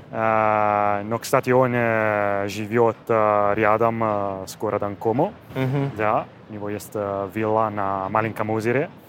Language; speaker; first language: Russian; non-native, fluent; Italian